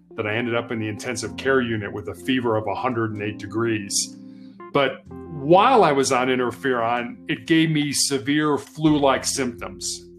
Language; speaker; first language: English; native; English